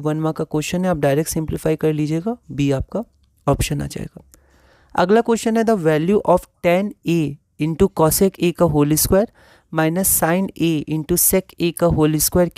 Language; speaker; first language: Hindi; native; Hindi